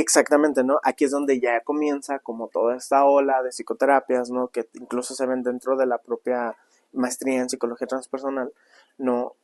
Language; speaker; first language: Spanish; native; Spanish